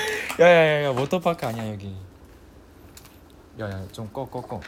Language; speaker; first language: Korean; native; Korean